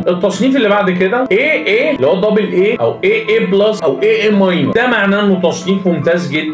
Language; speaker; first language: Arabic; native; Arabic